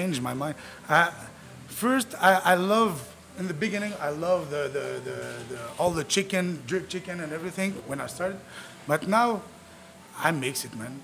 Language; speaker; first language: English; non-native, fluent; Arabic